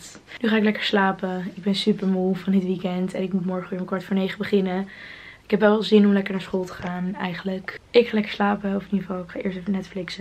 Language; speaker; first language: Dutch; native; Dutch